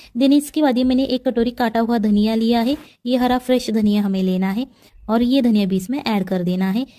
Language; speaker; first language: Hindi; non-native, local second language; Marathi